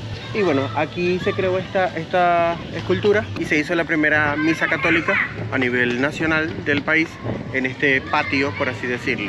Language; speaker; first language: Spanish; native; Spanish